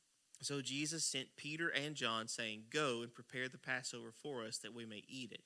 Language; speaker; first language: English; native; English